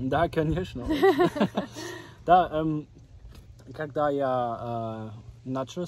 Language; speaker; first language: Russian; non-native, learner; German